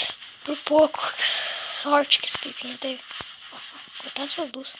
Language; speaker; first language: Portuguese; native; Portuguese